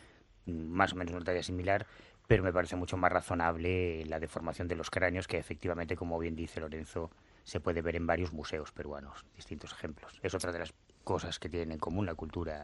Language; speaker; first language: Spanish; native; Spanish